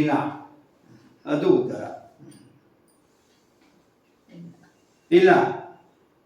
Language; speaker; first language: Kannada; non-native, learner; Tibetan